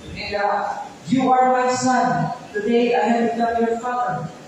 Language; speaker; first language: English; non-native, local second language; Cebuano